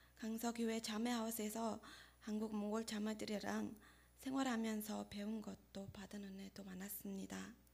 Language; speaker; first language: Korean; non-native, fluent; Mongolian